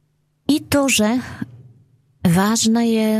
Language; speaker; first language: Russian; non-native, fluent; Polish